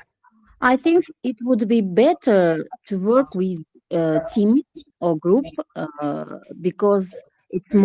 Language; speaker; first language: English; non-native, learner; Russian